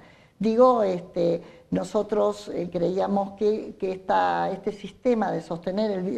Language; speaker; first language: Spanish; native; Spanish